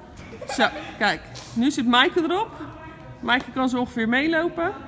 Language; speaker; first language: Dutch; native; Dutch